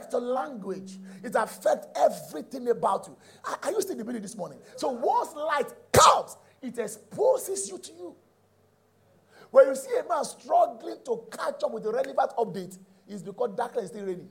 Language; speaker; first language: English; non-native, local second language; Yoruba